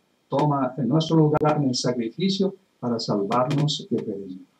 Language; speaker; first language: Spanish; non-native, fluent; Italian